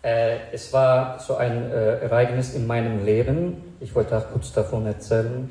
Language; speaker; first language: German; non-native, fluent; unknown